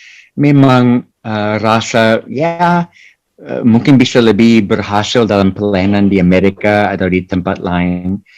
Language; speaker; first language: Indonesian; non-native, fluent; English